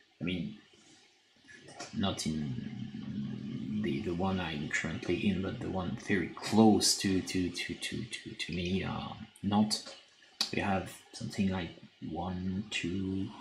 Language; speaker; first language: English; non-native, fluent; French